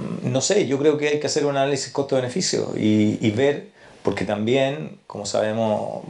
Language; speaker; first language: Spanish; native; Spanish